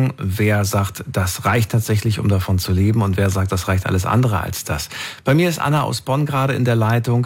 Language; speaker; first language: German; native; German